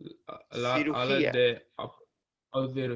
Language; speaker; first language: Spanish; non-native, learner; English